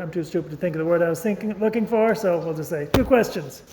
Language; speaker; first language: English; native; English